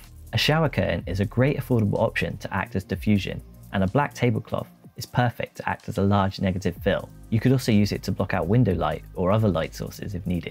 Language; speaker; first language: English; native; English